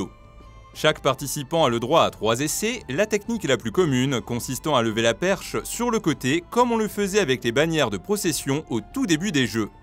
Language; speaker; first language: French; native; French